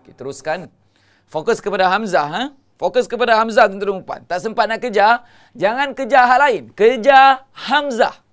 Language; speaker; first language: Malay; native; Malay